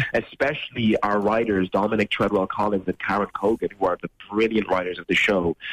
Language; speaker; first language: English; native; English